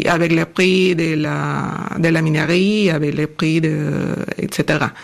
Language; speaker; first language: French; non-native, learner; Spanish